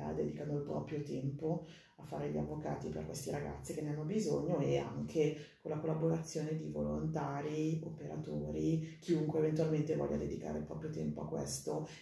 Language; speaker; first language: Italian; native; Italian